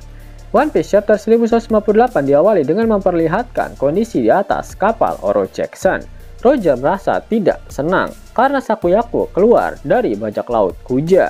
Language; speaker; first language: Indonesian; native; Indonesian